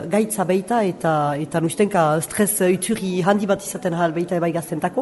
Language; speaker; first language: Basque; native; Basque